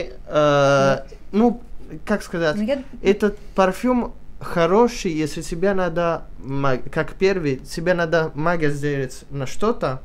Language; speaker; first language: Russian; early bilingual, heritage; Italian